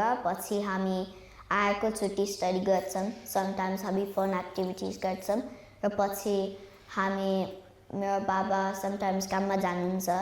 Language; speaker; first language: Nepali; early bilingual, heritage; Nepali